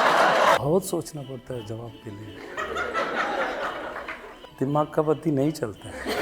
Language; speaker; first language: Hindi; non-native, local second language; Tamil